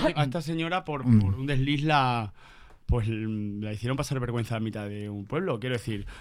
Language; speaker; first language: Spanish; native; Spanish